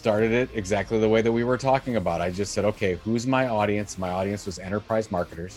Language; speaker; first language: English; native; English